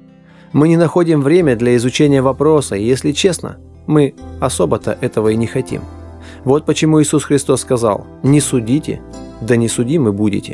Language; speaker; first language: Russian; native; Russian